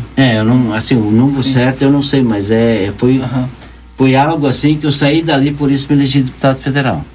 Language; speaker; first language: Portuguese; native; Portuguese